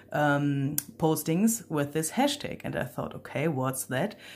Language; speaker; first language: English; non-native, fluent; German